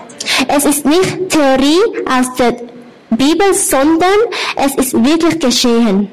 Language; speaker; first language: German; non-native, learner; Thai